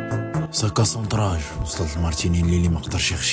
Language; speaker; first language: Arabic; native; Arabic